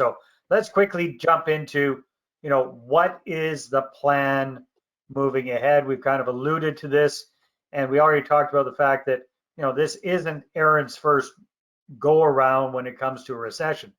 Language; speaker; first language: English; native; English